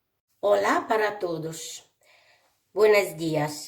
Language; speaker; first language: Spanish; non-native, learner; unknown